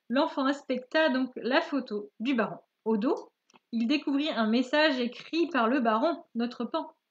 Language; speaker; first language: French; native; French